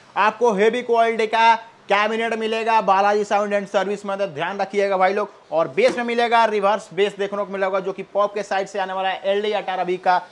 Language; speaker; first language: Hindi; native; Hindi